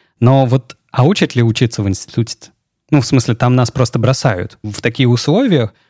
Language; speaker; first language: Russian; native; Russian